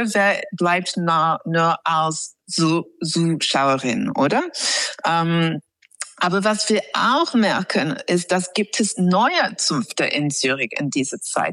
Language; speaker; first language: German; non-native, fluent; English